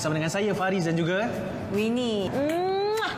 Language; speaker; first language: Malay; native; Malay